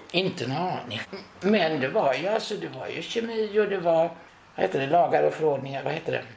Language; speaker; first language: Swedish; native; Swedish